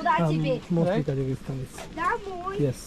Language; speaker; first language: English; non-native, local second language; Bangla